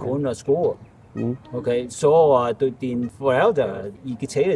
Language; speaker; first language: Danish; non-native, learner; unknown